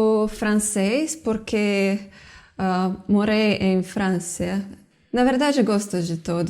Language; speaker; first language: Portuguese; non-native, learner; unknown